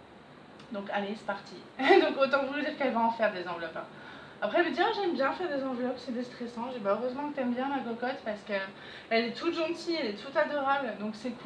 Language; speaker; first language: French; native; French